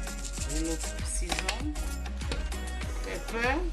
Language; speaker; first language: English; non-native, learner; Haitian Creole